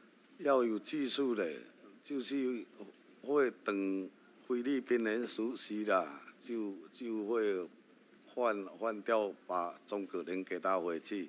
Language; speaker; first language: Chinese; early bilingual, heritage; Chinese